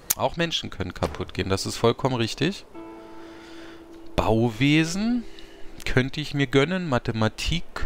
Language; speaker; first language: German; native; German